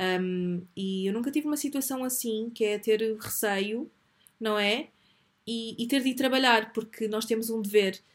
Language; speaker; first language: Portuguese; native; Portuguese